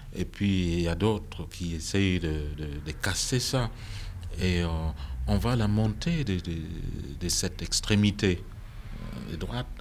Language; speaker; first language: French; non-native, fluent; Acoli